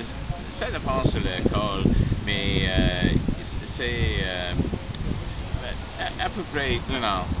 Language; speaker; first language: French; non-native, local second language; English